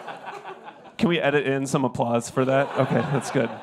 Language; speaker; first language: English; native; English